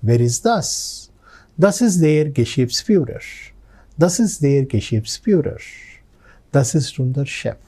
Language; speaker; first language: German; non-native, fluent; Telugu